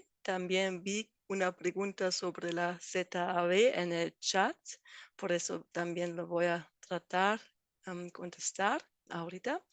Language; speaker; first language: Spanish; non-native, fluent; German